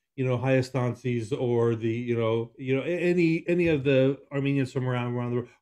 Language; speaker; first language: English; native; English